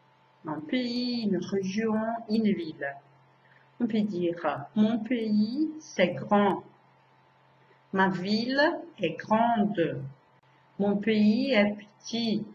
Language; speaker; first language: French; non-native, fluent; Portuguese